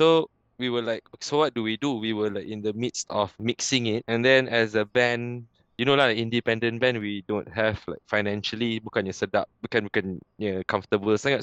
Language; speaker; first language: English; non-native, local second language; Malay